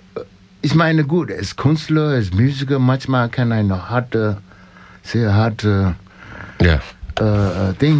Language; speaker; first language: German; non-native, learner; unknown